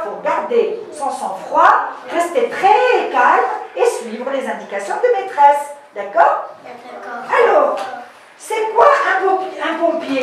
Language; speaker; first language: French; non-native, local second language; Arabic